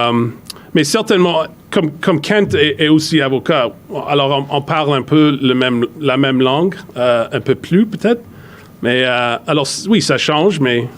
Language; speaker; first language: French; non-native, fluent; English